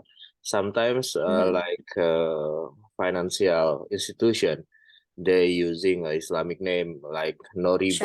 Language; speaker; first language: English; non-native, fluent; Indonesian